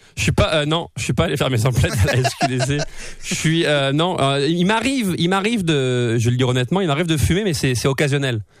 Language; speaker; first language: French; native; French